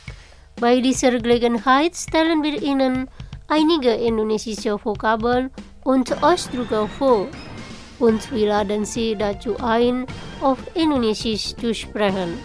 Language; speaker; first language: German; non-native, fluent; Indonesian